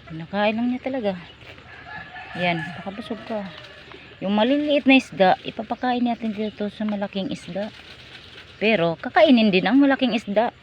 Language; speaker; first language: Filipino; non-native, local second language; Cebuano